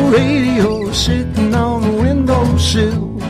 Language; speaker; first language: English; native; English